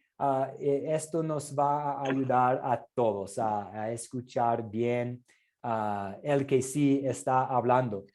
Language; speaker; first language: Spanish; non-native, fluent; English